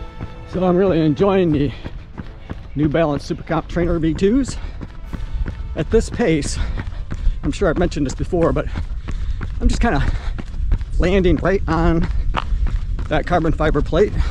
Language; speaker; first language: English; native; English